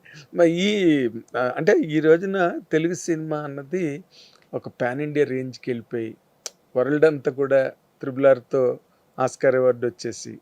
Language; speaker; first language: Telugu; native; Telugu